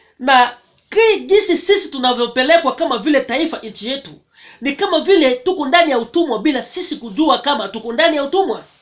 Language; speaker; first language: Swahili; native; Swahili